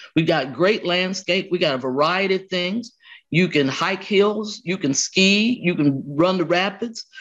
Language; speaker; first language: English; native; English